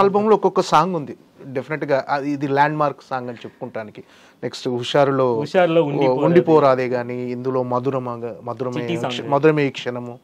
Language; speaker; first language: Telugu; native; Telugu